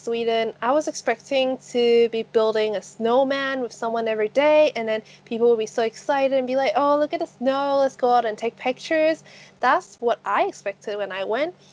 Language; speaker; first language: English; non-native, local second language; Cantonese